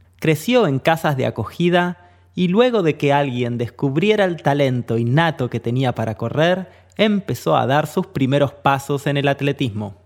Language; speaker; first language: Spanish; native; Spanish